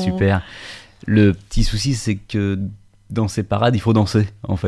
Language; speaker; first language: French; native; French